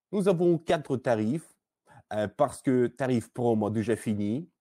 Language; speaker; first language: French; non-native, fluent; Russian